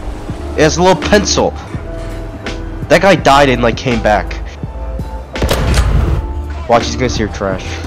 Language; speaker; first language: English; native; English